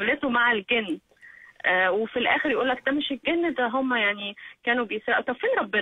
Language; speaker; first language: Arabic; native; Arabic